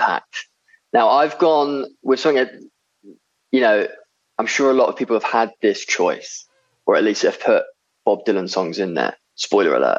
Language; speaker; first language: English; native; English